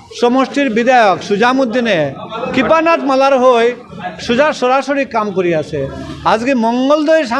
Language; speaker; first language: Assamese; non-native, local second language; Bangla